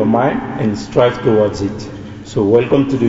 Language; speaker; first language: English; non-native, fluent; French